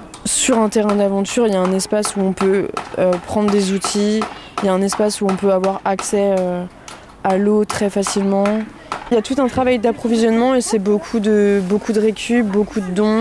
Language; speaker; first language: French; native; French